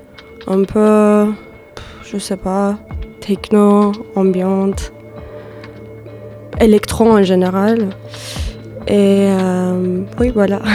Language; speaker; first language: French; non-native, fluent; Turkish